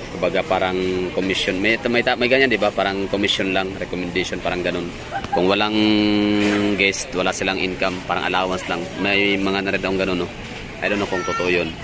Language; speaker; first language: Filipino; non-native, local second language; Cebuano